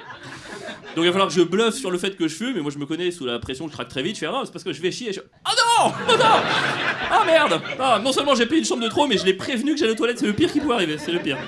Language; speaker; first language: French; native; French